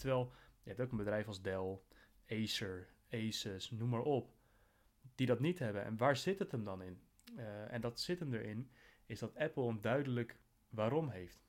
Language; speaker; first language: Dutch; native; Dutch